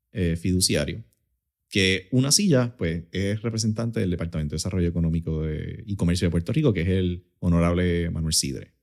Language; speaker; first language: Spanish; native; Spanish